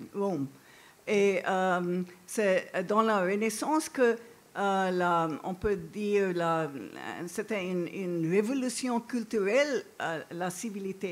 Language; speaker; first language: French; non-native, fluent; English